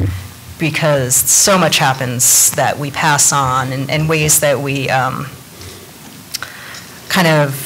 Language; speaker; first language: English; native; English